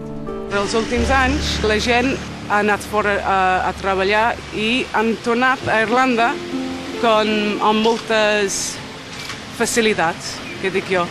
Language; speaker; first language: Catalan; non-native, learner; English